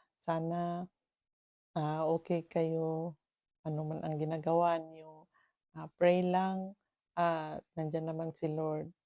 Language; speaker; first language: Filipino; non-native, local second language; Cebuano